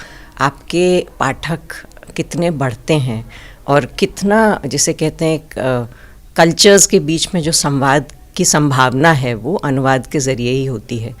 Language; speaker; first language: Hindi; native; Hindi